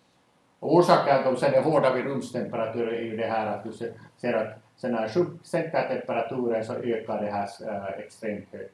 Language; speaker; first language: Swedish; native; Swedish